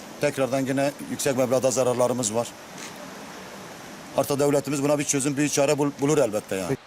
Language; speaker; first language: Turkish; native; Turkish